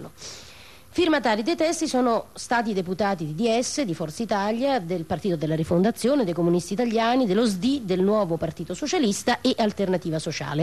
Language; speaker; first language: Italian; native; Italian